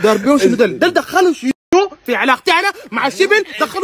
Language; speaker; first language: Arabic; native; Arabic